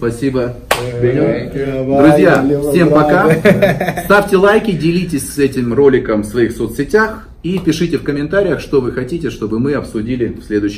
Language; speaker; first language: Russian; native; Russian